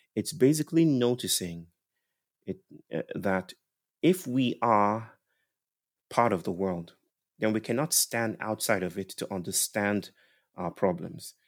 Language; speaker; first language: English; non-native, local second language; Yoruba